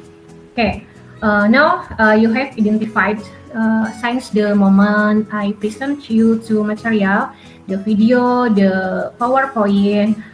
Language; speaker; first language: English; non-native, learner; Indonesian